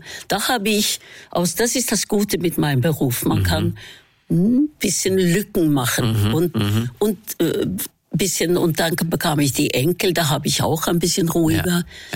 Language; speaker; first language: German; non-native, fluent; Norwegian